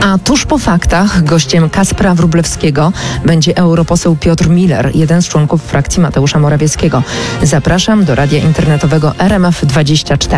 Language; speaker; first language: Polish; native; Polish